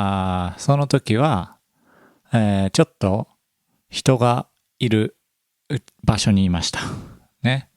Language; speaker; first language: Japanese; native; Japanese